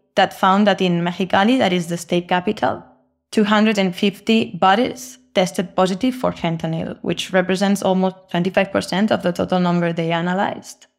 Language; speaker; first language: English; non-native, fluent; Spanish